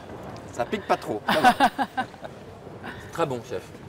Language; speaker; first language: French; native; French